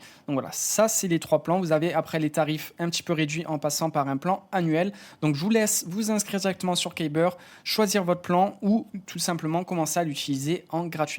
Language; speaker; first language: French; native; French